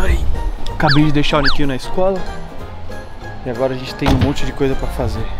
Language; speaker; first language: Portuguese; native; Portuguese